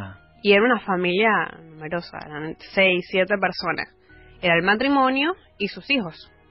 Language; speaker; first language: Spanish; native; Spanish